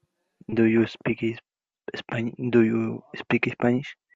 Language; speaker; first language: English; non-native, learner; Spanish